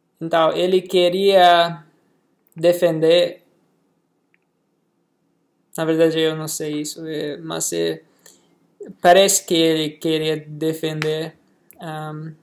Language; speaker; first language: Portuguese; non-native, learner; English